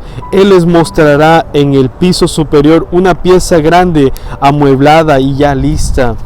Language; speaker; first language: Spanish; native; Spanish